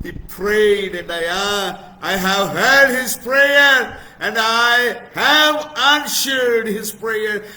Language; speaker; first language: English; non-native, local second language; Telugu